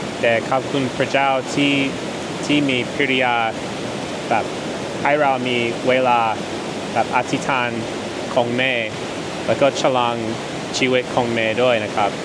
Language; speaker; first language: Thai; non-native, fluent; English